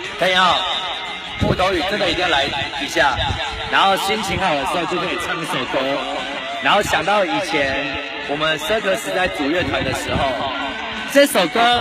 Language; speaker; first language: Chinese; native; Chinese